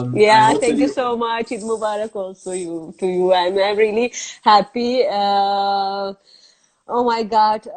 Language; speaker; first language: English; non-native, learner; Azerbaijani